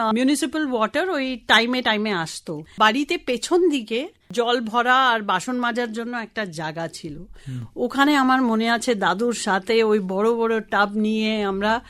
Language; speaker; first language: Bangla; non-native, local second language; Tamil